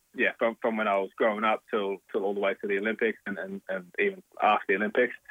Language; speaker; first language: English; native; English